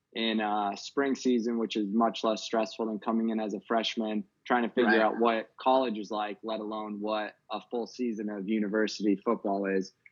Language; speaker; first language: English; native; English